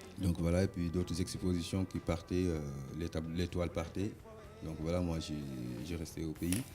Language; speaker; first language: French; non-native, local second language; Wolof